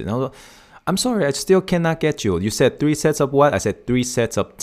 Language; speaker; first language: English; non-native, fluent; Chinese